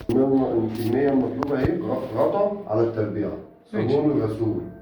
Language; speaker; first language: Arabic; native; Arabic